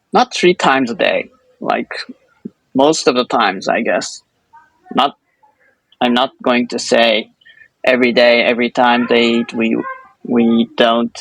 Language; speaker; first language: English; non-native, fluent; Japanese